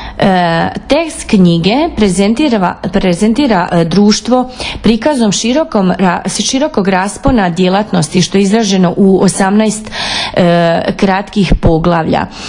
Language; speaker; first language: Croatian; non-native, local second language; Ukrainian